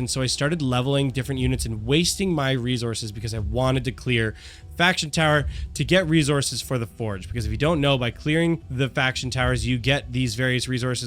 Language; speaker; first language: English; native; English